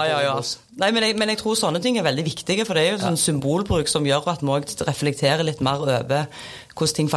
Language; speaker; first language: Norwegian; native; Norwegian